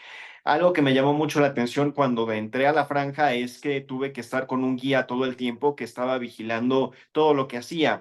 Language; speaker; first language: Spanish; native; Spanish